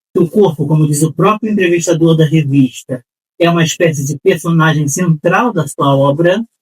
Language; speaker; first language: Portuguese; native; Portuguese